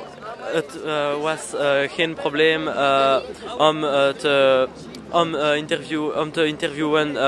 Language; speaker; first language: Dutch; non-native, learner; French